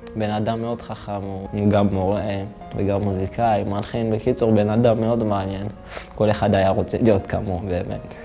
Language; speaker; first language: Hebrew; early bilingual, other home language; Amharic